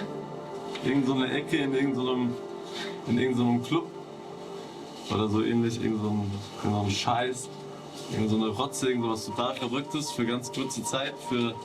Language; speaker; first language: German; native; German